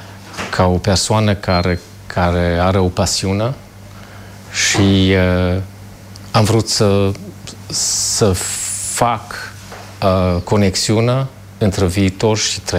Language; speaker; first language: Romanian; non-native, fluent; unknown